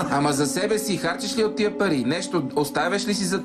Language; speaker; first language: Bulgarian; native; Bulgarian